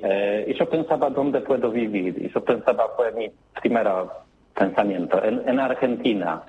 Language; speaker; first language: Spanish; non-native, learner; Polish